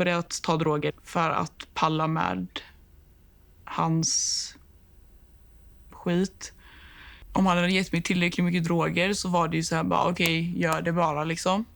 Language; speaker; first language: Swedish; native; Swedish